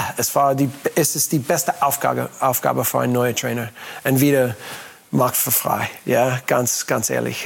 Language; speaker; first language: German; non-native, learner; English